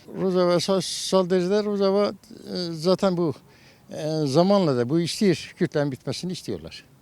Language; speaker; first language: Turkish; non-native, local second language; Kurdish